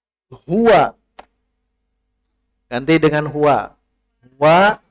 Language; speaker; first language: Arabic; non-native, fluent; Sundanese